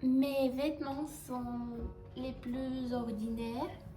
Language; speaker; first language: French; non-native, learner; Russian